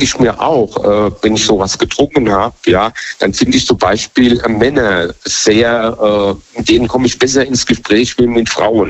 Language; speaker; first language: German; native; German